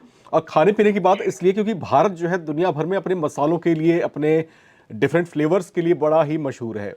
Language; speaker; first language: Hindi; native; Hindi